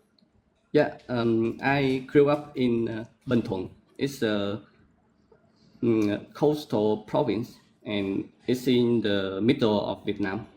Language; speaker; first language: English; non-native, learner; Vietnamese